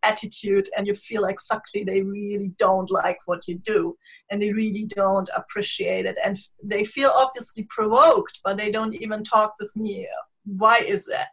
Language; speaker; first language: English; non-native, fluent; German